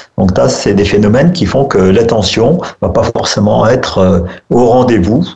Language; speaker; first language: French; native; French